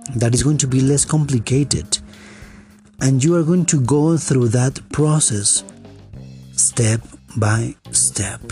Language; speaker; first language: English; non-native, fluent; Spanish